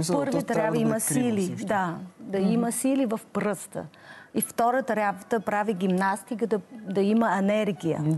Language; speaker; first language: Bulgarian; non-native, learner; Chinese